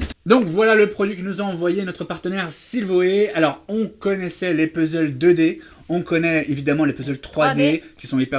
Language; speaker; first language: French; native; French